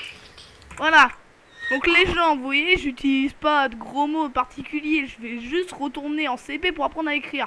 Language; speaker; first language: French; native; French